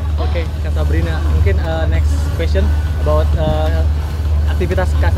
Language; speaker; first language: Indonesian; native; Indonesian